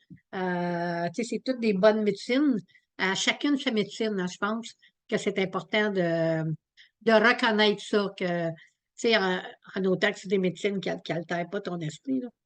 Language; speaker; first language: French; native; French